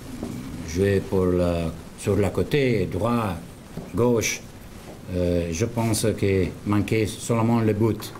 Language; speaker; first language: French; non-native, learner; Italian